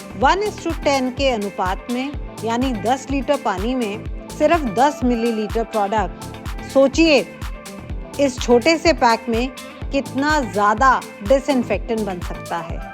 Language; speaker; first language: Hindi; non-native, local second language; Bangla